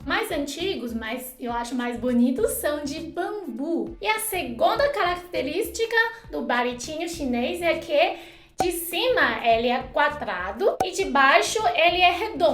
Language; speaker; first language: Portuguese; non-native, fluent; Chinese